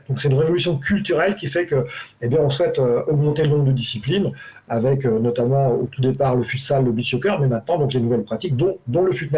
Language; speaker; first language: French; native; French